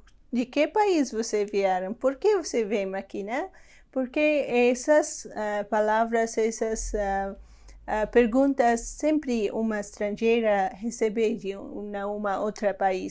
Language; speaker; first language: Portuguese; non-native, learner; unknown